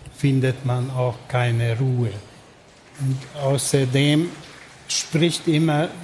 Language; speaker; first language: German; non-native, fluent; Hungarian